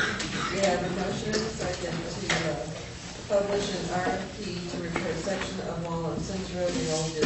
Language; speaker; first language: English; native; English